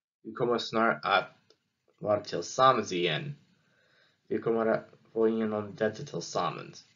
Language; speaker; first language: Swedish; non-native, learner; English